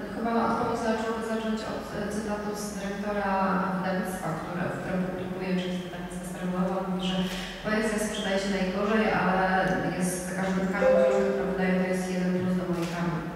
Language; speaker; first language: Polish; non-native, learner; Ukrainian